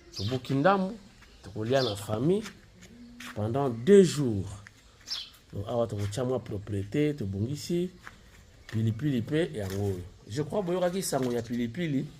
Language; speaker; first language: Lingala; non-native, local second language; Kongo